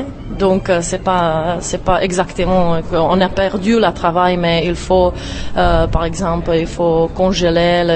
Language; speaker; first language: French; non-native, fluent; Czech